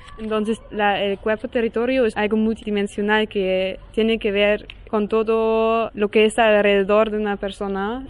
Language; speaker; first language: Spanish; non-native, fluent; German